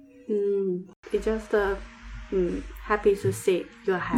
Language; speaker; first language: English; non-native, learner; Chinese